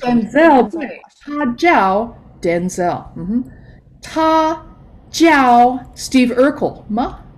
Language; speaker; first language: Chinese; non-native, fluent; English